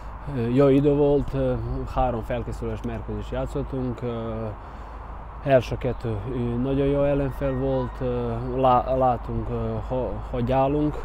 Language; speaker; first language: Hungarian; non-native, learner; Serbian